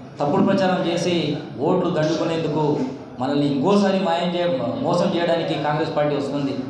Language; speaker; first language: Telugu; non-native, local second language; Lambadi